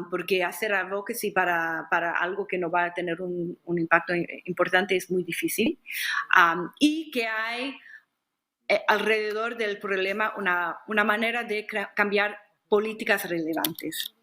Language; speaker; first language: Spanish; non-native, fluent; English